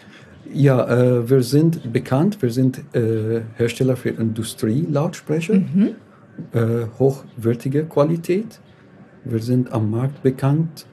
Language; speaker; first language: German; non-native, fluent; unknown